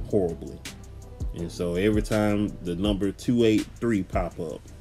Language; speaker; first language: English; native; English